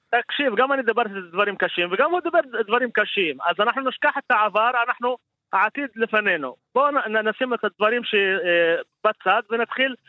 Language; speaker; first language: Hebrew; non-native, local second language; Arabic